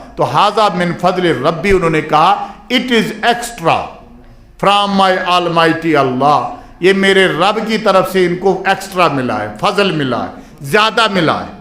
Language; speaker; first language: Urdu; non-native, local second language; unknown